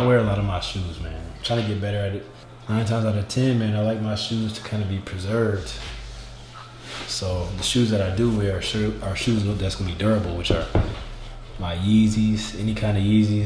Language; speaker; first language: English; native; English